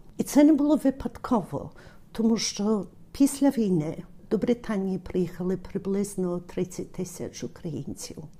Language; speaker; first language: Ukrainian; early bilingual, heritage; Ukrainian